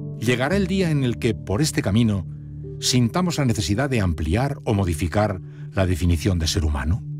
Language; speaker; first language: Spanish; native; Spanish